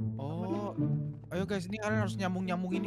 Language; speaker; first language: Indonesian; native; Indonesian